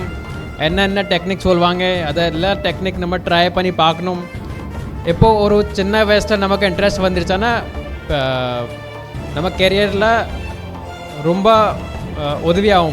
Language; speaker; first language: Tamil; non-native, learner; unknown